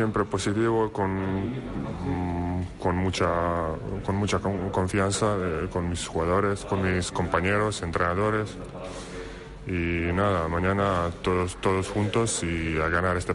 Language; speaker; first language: Spanish; non-native, fluent; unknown